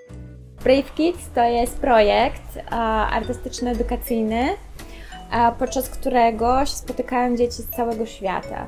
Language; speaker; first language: Polish; non-native, fluent; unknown